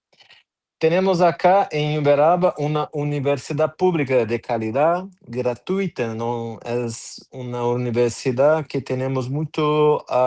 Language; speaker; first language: Spanish; non-native, fluent; Portuguese